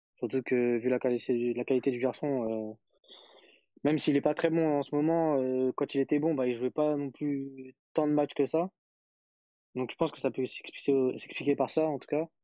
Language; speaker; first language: French; native; French